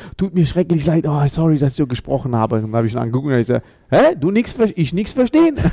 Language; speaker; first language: German; early bilingual, other home language; Amharic